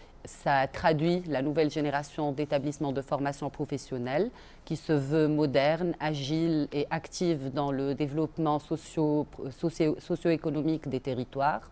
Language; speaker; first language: French; non-native, local second language; Arabic